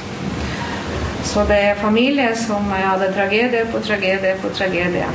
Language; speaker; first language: Norwegian; non-native, fluent; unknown